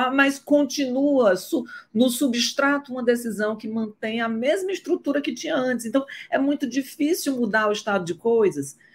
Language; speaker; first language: Portuguese; native; Portuguese